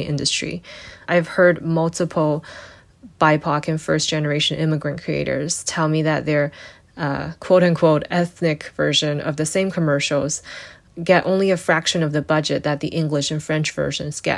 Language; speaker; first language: English; native; English